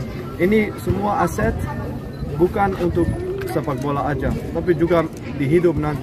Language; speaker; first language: Indonesian; non-native, fluent; Dutch